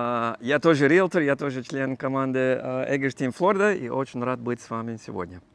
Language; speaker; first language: Russian; non-native, fluent; English